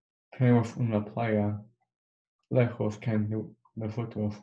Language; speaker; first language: Spanish; non-native, learner; English